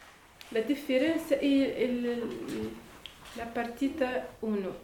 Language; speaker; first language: Italian; non-native, learner; Arabic